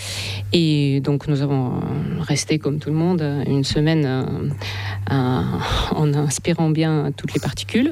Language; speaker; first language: French; non-native, fluent; Russian